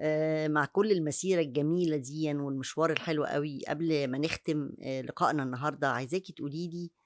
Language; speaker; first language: Arabic; native; Arabic